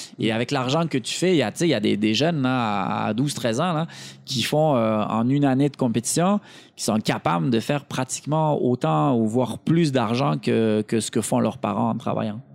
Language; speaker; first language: French; native; French